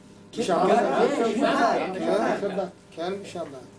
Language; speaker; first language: Hebrew; non-native, learner; Amharic